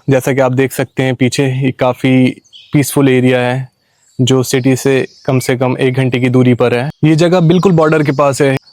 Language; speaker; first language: Hindi; native; Hindi